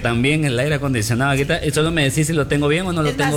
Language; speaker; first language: Spanish; native; Spanish